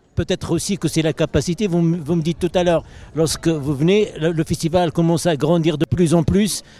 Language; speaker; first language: French; non-native, fluent; Dutch